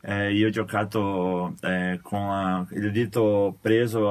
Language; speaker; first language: Italian; non-native, fluent; Portuguese